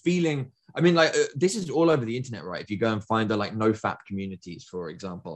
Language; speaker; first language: English; native; English